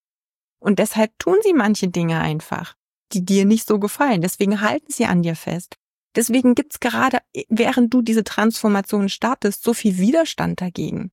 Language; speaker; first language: German; native; German